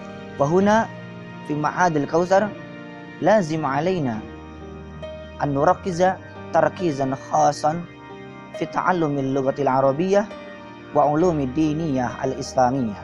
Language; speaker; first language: Arabic; non-native, learner; Indonesian